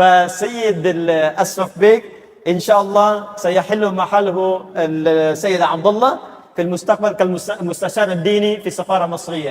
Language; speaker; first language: Arabic; non-native, fluent; Indonesian